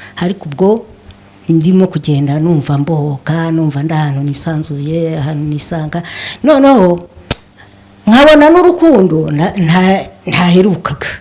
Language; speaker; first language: Kinyarwanda; native; Kinyarwanda